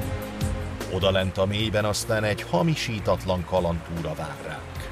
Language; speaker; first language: Hungarian; native; Hungarian